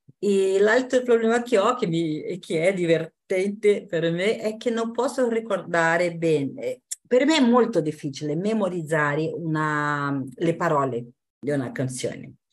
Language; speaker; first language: Italian; non-native, fluent; Portuguese